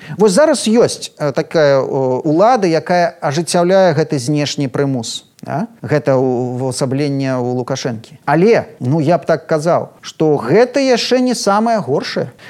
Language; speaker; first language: Belarusian; native; Belarusian